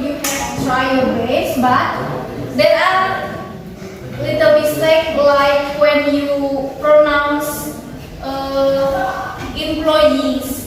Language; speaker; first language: English; non-native, fluent; Indonesian